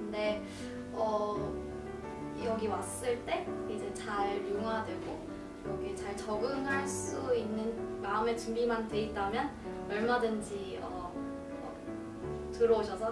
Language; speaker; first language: Korean; early bilingual, heritage; Korean